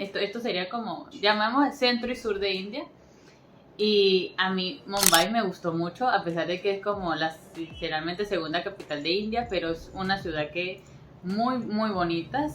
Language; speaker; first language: Spanish; native; Spanish